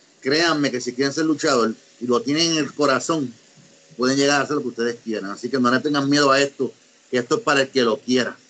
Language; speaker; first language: Spanish; native; Spanish